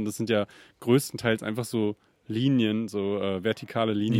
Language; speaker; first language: German; native; German